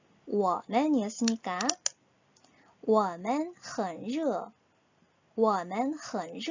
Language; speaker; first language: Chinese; non-native, fluent; Korean